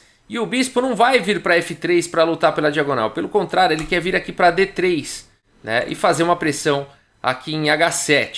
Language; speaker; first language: Portuguese; native; Portuguese